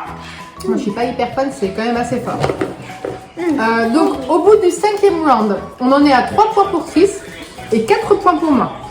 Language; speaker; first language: French; native; French